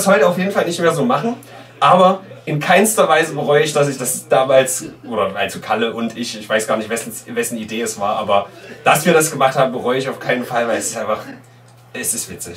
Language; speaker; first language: German; native; German